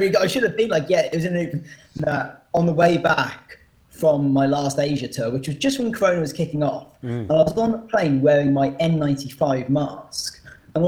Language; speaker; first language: English; native; English